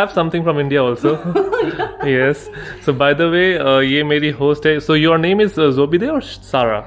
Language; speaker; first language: English; non-native, local second language; Hindi